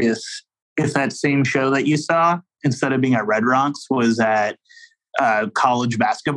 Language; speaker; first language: English; native; English